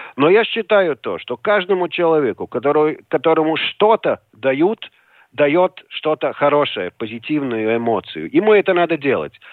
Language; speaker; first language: Russian; non-native, local second language; Latvian